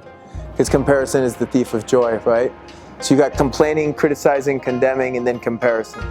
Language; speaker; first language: English; native; English